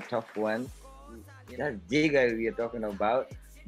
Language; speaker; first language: English; non-native, local second language; Mandingo